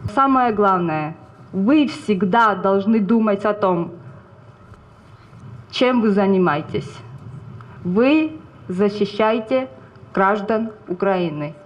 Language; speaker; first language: Russian; non-native, fluent; Georgian